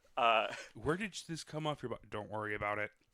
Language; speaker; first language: English; native; English